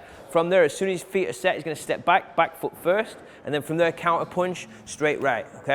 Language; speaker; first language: English; native; English